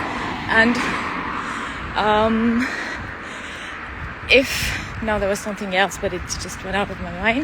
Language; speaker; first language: English; non-native, fluent; French